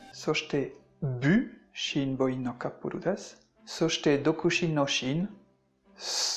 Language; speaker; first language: Japanese; non-native, fluent; French